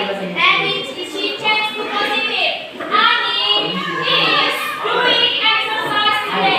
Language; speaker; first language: English; non-native, learner; Indonesian